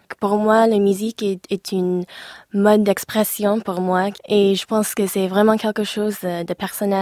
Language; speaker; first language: French; non-native, fluent; English